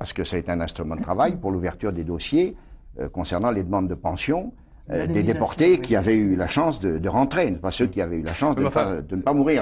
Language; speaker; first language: French; native; French